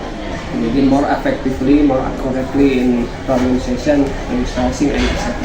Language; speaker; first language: English; non-native, learner; Indonesian